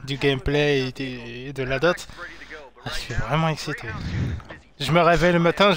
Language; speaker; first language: French; non-native, local second language; Arabic